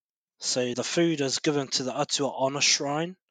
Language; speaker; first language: English; native; English